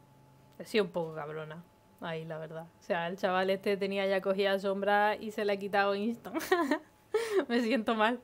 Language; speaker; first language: Spanish; native; Spanish